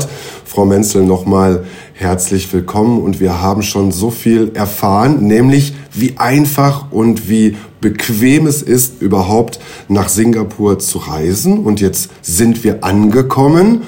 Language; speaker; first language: German; native; German